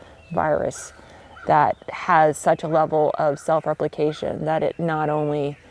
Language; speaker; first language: English; native; English